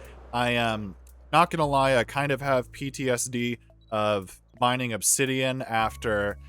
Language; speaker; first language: English; native; English